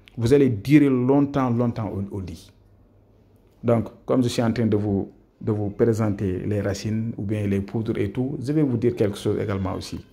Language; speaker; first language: French; non-native, local second language; Wolof